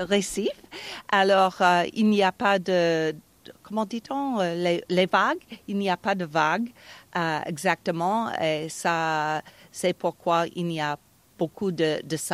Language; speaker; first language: French; non-native, fluent; English